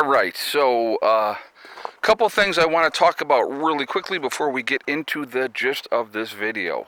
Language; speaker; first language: English; native; English